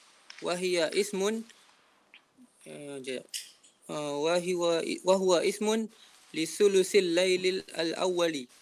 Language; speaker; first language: Arabic; non-native, learner; Malay